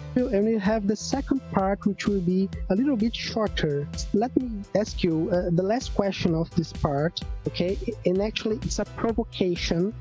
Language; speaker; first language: English; non-native, fluent; Portuguese